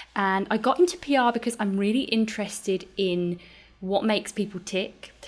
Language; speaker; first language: English; native; English